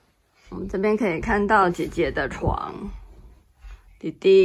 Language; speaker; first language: Chinese; native; Chinese